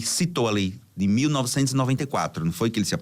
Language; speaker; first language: Portuguese; native; Portuguese